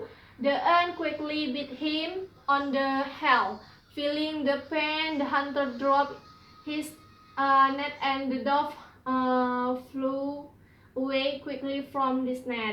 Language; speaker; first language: English; non-native, learner; Indonesian